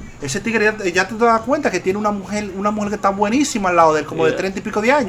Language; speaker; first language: Spanish; early bilingual, heritage; Spanish